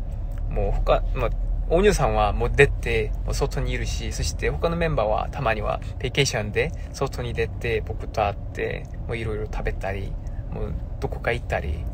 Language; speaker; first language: Japanese; non-native, fluent; Korean